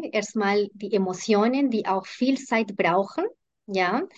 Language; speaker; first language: German; non-native, fluent; Spanish